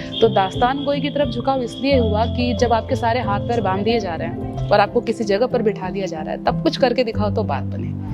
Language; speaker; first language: Hindi; native; Hindi